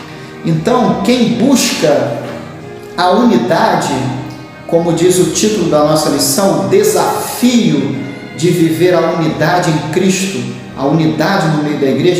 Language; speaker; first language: Portuguese; native; Portuguese